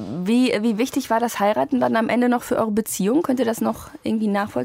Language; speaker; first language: German; native; German